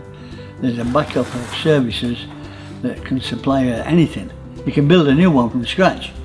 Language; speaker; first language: English; native; English